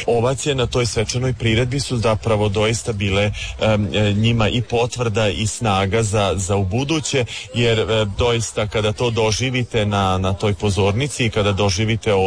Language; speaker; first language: Serbian; native; Serbian